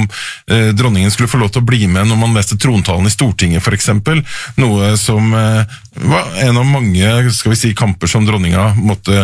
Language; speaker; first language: Norwegian; native; Norwegian